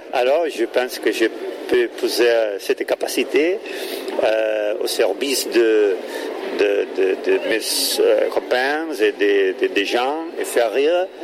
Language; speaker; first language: French; non-native, learner; Catalan